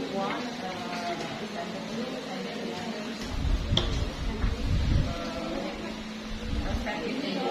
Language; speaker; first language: English; non-native, fluent; Indonesian